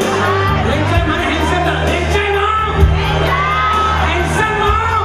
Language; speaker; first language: Malay; native; Malay